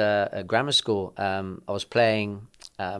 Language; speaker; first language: English; native; English